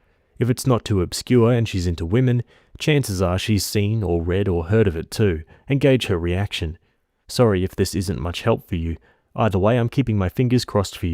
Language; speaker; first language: English; native; English